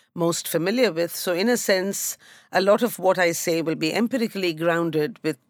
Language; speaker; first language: English; non-native, local second language; Bangla